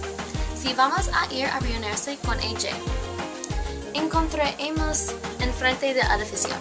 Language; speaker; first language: Spanish; non-native, learner; English